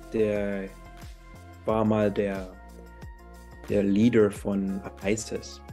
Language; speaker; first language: German; early bilingual, heritage; English